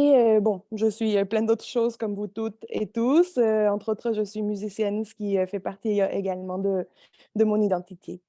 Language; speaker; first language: French; native; French